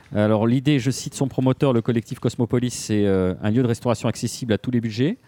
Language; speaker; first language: French; native; French